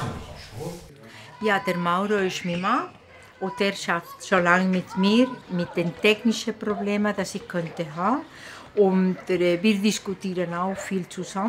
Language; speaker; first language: German; non-native, learner; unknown